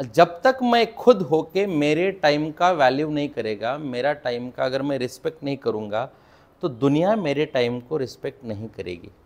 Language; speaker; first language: Hindi; non-native, local second language; Marathi